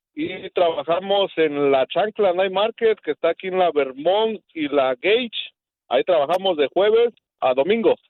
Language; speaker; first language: Spanish; native; Spanish